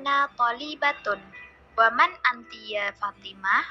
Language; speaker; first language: Arabic; non-native, learner; Indonesian